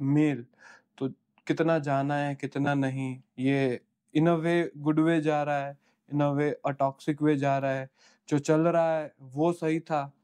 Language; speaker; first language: Hindi; non-native, local second language; Gujarati